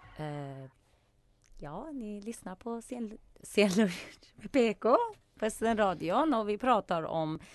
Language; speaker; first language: Swedish; non-native, fluent; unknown